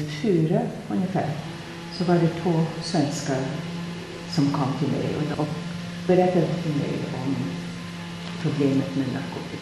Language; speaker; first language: Swedish; non-native, fluent; German